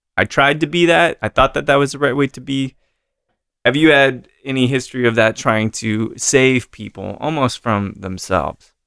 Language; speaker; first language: English; native; English